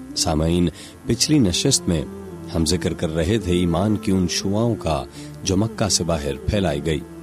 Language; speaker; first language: Urdu; non-native, local second language; Punjabi